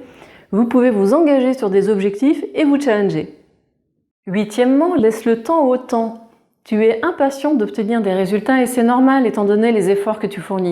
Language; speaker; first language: French; native; French